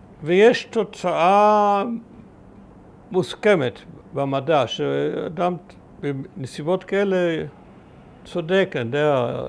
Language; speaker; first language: Hebrew; early bilingual, other home language; German